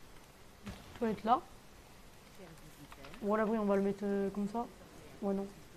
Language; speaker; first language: French; native; French